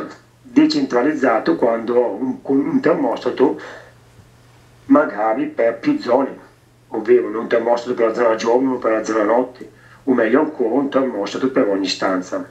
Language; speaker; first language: Italian; native; Italian